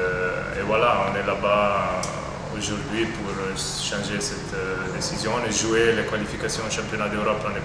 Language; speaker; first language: French; non-native, fluent; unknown